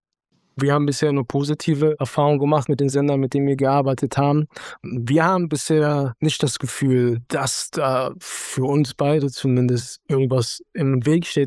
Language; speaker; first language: German; native; German